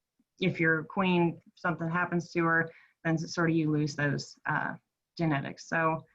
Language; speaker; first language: English; native; English